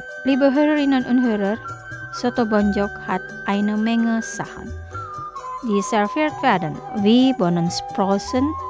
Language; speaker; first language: German; non-native, learner; Indonesian